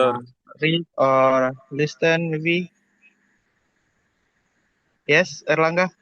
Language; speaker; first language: English; non-native, learner; Indonesian